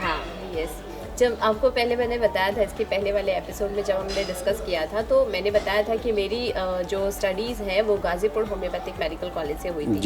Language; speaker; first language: Hindi; native; Hindi